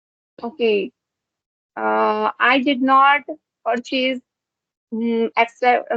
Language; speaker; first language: English; non-native, local second language; Hindi